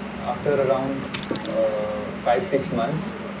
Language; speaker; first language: English; non-native, local second language; Assamese